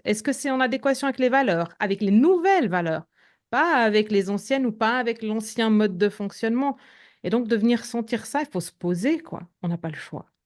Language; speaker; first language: French; native; French